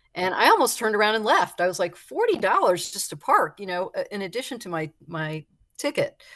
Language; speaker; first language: English; native; English